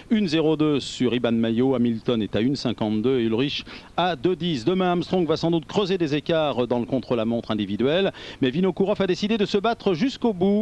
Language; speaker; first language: French; native; French